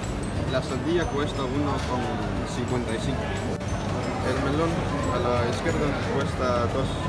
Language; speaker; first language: Spanish; non-native, learner; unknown